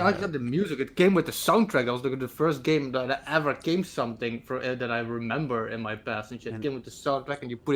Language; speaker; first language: English; native; English